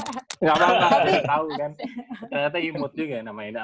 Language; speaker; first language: Indonesian; native; Indonesian